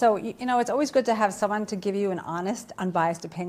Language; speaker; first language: English; native; English